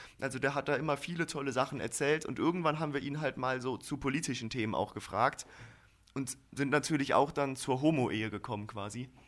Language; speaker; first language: German; native; German